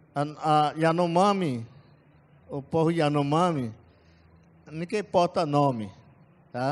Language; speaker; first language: Portuguese; non-native, local second language; Yanomámi